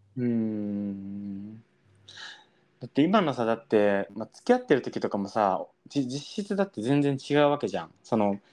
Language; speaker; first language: Japanese; early bilingual, heritage; Japanese